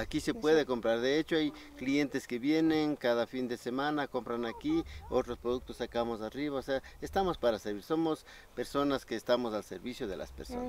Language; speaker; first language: Spanish; native; Spanish